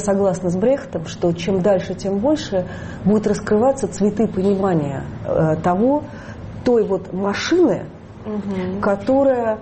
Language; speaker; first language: Russian; native; Russian